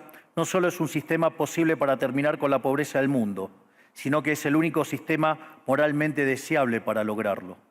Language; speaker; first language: Spanish; native; Spanish